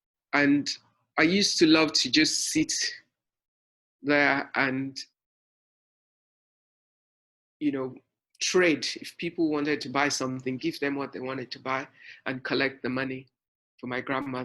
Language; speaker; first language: English; non-native, local second language; Yoruba